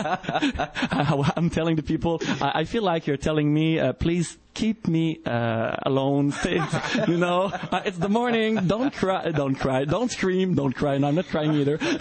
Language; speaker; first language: English; non-native, fluent; French